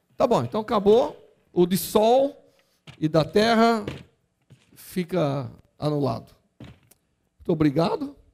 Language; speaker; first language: Portuguese; native; Portuguese